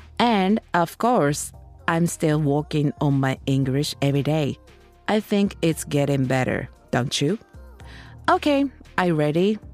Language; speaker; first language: English; non-native, learner; Japanese